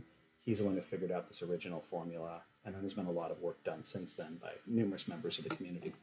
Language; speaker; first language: English; native; English